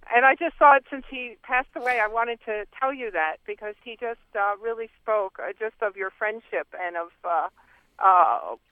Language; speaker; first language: English; non-native, fluent; Polish